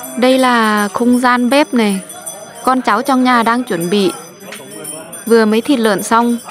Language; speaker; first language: Vietnamese; non-native, local second language; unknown